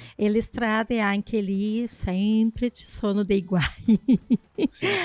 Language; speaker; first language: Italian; non-native, fluent; Portuguese